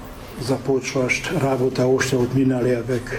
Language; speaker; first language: Bulgarian; non-native, fluent; Hungarian